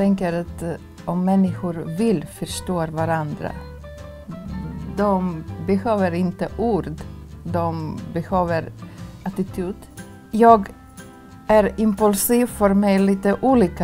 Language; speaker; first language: Swedish; non-native, learner; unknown